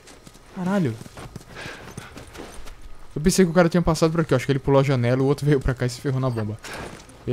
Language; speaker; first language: Portuguese; native; Portuguese